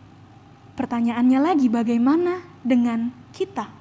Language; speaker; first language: Indonesian; native; Indonesian